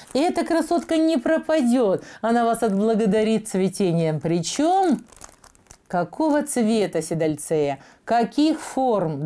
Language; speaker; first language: Russian; native; Russian